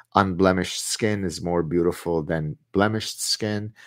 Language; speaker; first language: English; early bilingual, other home language; Arabic